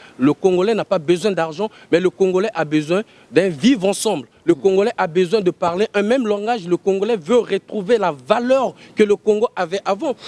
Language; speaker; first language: French; non-native, local second language; Lingala